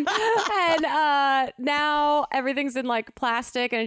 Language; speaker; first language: English; native; English